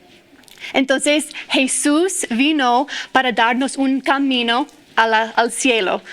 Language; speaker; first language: Spanish; non-native, fluent; English